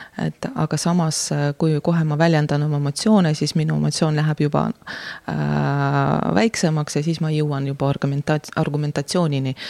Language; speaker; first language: Estonian; non-native, local second language; Russian